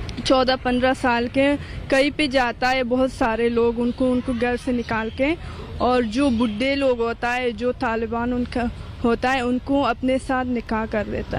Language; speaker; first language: Hindi; non-native, fluent; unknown